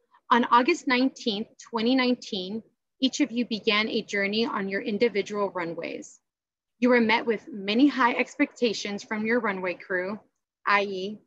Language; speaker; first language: English; native; English